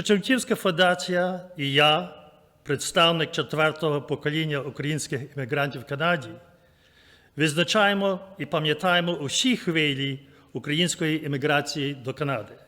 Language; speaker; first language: Ukrainian; early bilingual, heritage; English